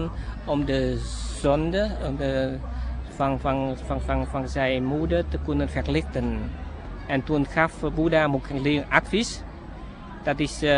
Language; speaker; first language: Dutch; non-native, learner; Vietnamese